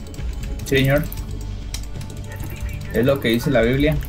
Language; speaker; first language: Spanish; native; Spanish